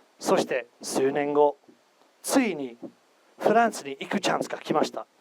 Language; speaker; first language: Japanese; non-native, fluent; English